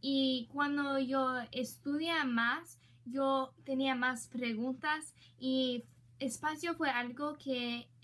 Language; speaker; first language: Spanish; non-native, learner; English